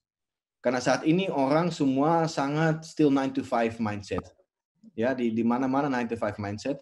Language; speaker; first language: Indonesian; non-native, fluent; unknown